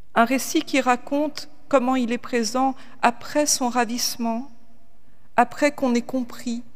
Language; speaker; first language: French; native; French